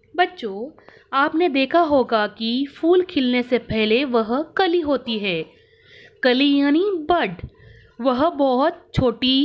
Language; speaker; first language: Hindi; non-native, local second language; Kannada